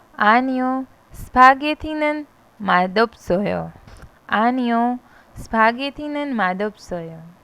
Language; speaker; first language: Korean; non-native, fluent; Hindi